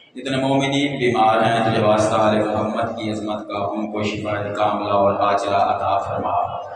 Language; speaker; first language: Urdu; non-native, local second language; Punjabi